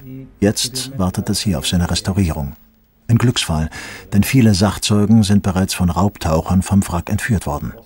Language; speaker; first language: German; native; German